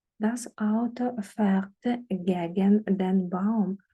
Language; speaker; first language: German; non-native, fluent; Ukrainian